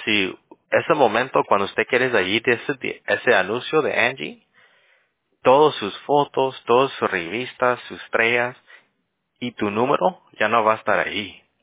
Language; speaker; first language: Spanish; early bilingual, heritage; Spanish